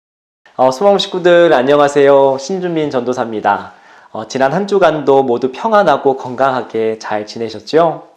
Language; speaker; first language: Korean; native; Korean